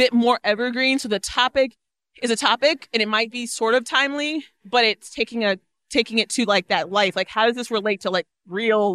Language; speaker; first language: English; native; English